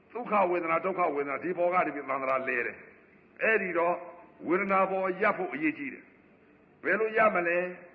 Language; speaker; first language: Burmese; native; Burmese